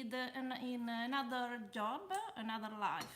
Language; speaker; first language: English; non-native, learner; Italian